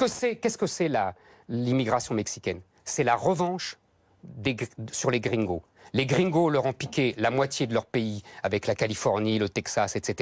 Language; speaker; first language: French; native; French